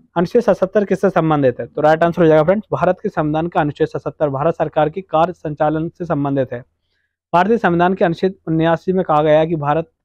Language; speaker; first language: Hindi; native; Hindi